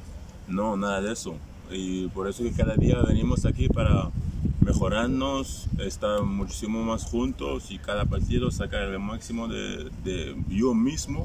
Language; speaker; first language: Spanish; non-native, fluent; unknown